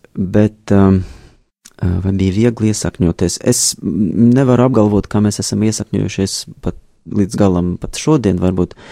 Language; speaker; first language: Latvian; non-native, fluent; Russian